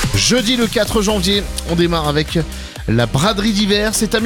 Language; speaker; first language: French; native; French